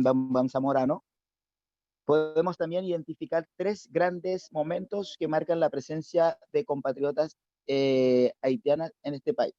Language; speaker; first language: Spanish; non-native, fluent; Haitian Creole